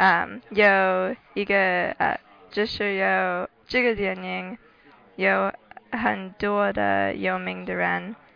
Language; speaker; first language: Chinese; non-native, learner; English